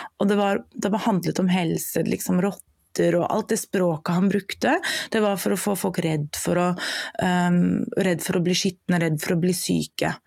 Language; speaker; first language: Norwegian; non-native, fluent; German